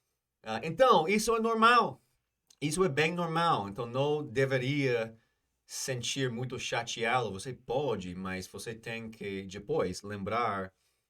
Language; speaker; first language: Portuguese; non-native, fluent; English